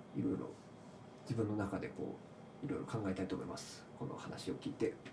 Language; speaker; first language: Japanese; native; Japanese